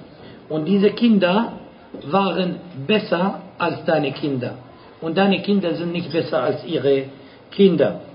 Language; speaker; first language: German; non-native, fluent; Arabic